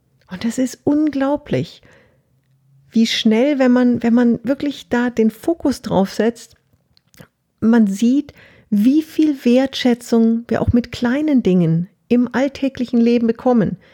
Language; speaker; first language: German; native; German